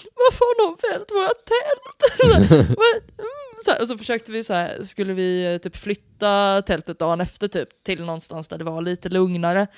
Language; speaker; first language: Swedish; native; Swedish